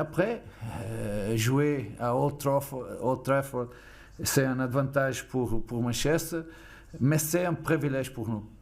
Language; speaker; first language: French; non-native, fluent; Portuguese